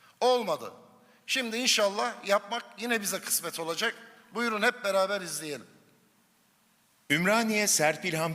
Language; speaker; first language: Turkish; native; Turkish